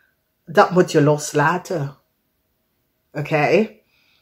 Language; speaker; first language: Dutch; non-native, fluent; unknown